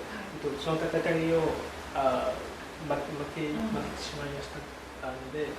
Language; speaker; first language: Japanese; non-native, learner; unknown